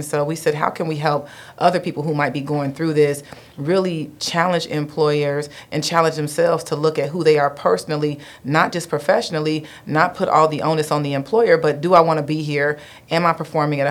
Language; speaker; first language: English; native; English